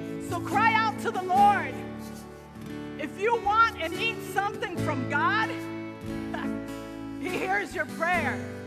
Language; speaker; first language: English; early bilingual, other home language; Spanish